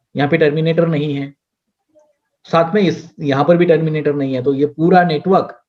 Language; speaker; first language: Hindi; non-native, local second language; Marathi